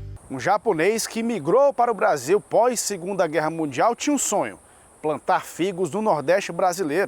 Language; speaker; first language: Portuguese; native; Portuguese